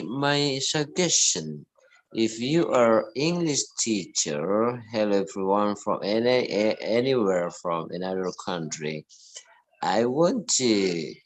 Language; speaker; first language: English; non-native, learner; Indonesian